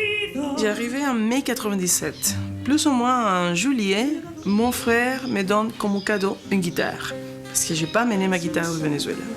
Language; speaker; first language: French; non-native, fluent; Spanish